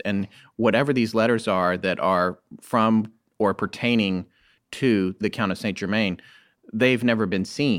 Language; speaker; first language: English; native; English